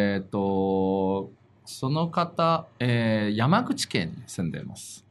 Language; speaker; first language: Japanese; non-native, fluent; Chinese